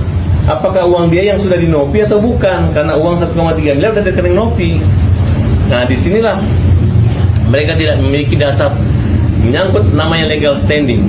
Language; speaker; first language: Indonesian; native; Indonesian